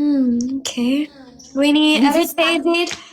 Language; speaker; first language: English; non-native, learner; Amharic